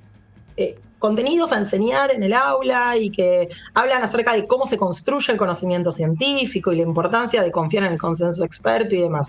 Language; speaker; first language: Spanish; native; Spanish